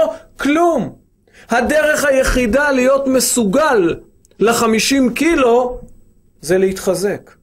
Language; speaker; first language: Hebrew; native; Hebrew